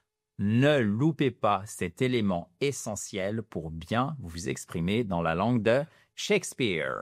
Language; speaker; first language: French; native; French